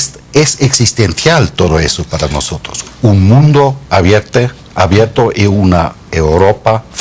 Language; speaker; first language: Spanish; non-native, fluent; German